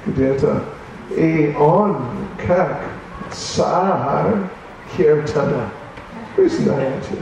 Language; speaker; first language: Russian; non-native, learner; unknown